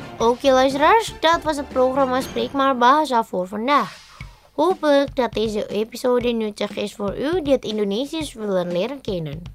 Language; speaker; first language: Dutch; non-native, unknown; Indonesian